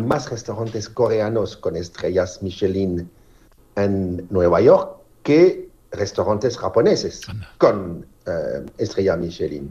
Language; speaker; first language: Spanish; non-native, learner; French